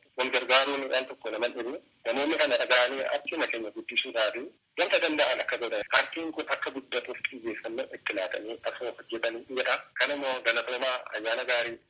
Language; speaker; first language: Oromo; native; Oromo